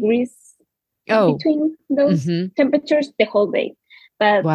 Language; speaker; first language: English; non-native, learner; Spanish